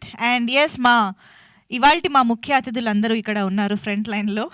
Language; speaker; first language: Telugu; native; Telugu